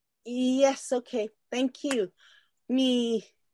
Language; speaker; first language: Spanish; non-native, learner; Japanese